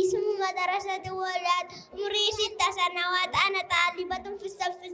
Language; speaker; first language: Arabic; non-native, learner; Oromo